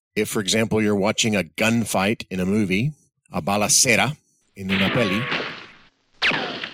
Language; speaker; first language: English; native; English